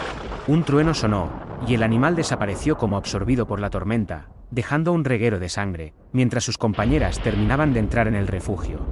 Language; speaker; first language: Spanish; native; Spanish